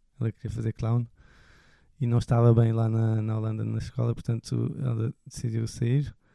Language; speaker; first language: Portuguese; early bilingual, other home language; French